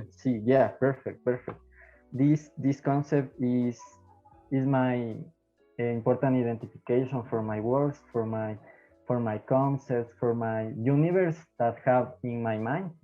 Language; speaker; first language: English; non-native, learner; Spanish